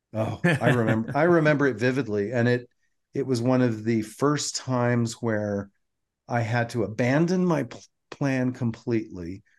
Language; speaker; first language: English; native; English